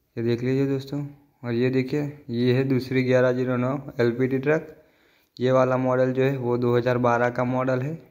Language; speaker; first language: Hindi; non-native, local second language; Gujarati